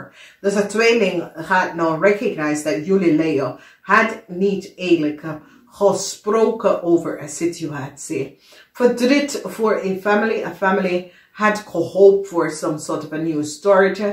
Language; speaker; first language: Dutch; non-native, fluent; English